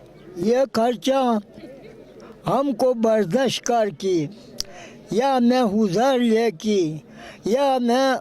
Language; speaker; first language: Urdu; non-native, local second language; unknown